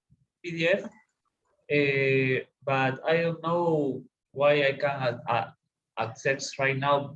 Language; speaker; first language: English; non-native, learner; Spanish